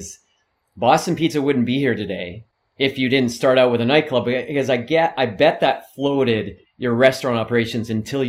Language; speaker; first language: English; native; English